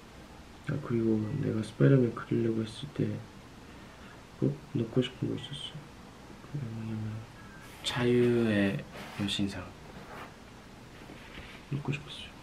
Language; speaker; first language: Korean; non-native, fluent; Japanese